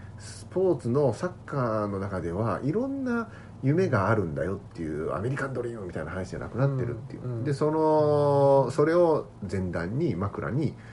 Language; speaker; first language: Japanese; native; Japanese